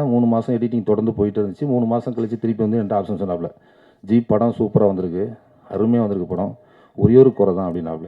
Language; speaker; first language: Tamil; native; Tamil